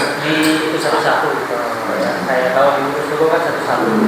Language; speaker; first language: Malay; non-native, local second language; Javanese